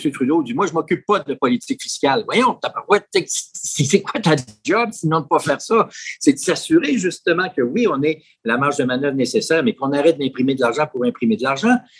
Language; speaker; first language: French; native; French